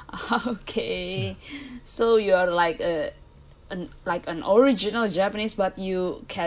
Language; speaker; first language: English; early bilingual, other home language; Indonesian